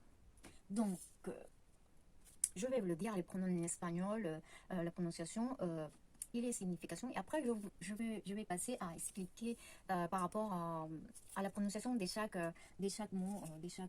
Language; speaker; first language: French; non-native, fluent; Spanish